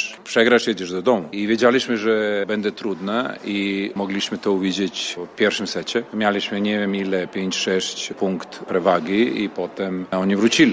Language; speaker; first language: Polish; non-native, fluent; Serbian